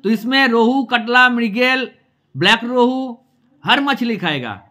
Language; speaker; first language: Hindi; non-native, local second language; Bangla